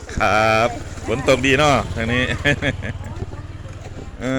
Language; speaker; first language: Thai; native; Thai